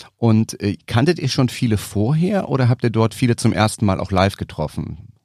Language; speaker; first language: German; native; German